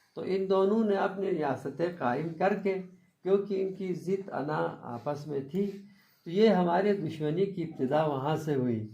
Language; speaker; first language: Urdu; non-native, local second language; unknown